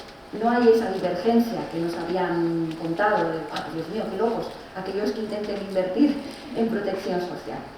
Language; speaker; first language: Spanish; native; Spanish